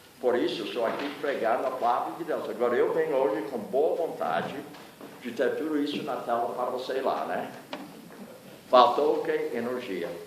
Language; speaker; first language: Portuguese; non-native, fluent; English